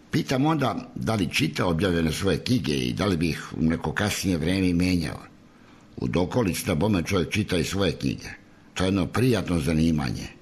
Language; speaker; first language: Serbian; native; Serbian